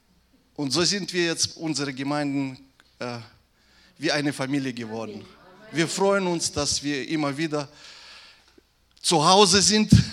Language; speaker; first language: German; non-native, fluent; Russian